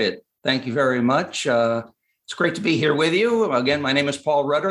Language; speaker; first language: English; native; English